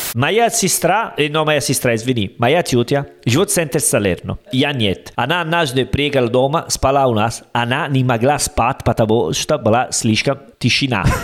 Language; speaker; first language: Russian; non-native, learner; Italian